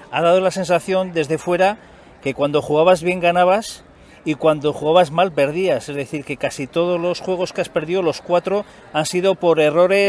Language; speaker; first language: Spanish; native; Spanish